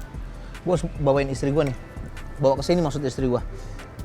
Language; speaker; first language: Indonesian; native; Indonesian